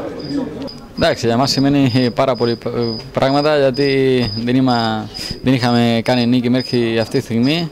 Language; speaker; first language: Greek; non-native, fluent; Spanish